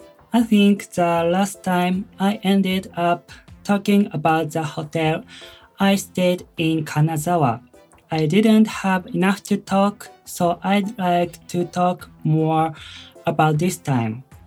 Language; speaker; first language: English; non-native, learner; Japanese